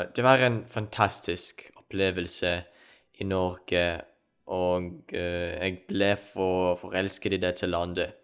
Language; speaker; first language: Norwegian; non-native, learner; Ukrainian